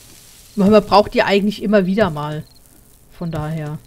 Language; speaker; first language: German; native; German